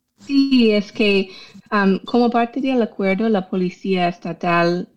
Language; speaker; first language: Spanish; non-native, fluent; English